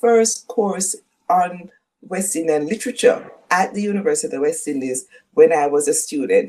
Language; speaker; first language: English; non-native, local second language; Jamaican Creole English